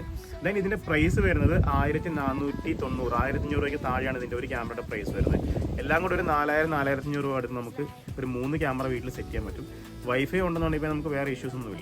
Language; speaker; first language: Malayalam; native; Malayalam